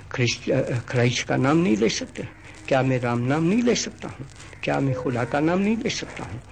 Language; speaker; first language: Hindi; non-native, local second language; Gujarati